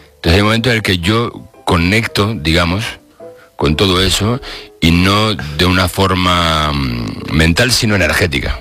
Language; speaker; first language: Spanish; native; Spanish